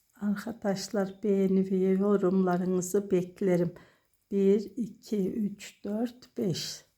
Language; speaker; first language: Turkish; native; Turkish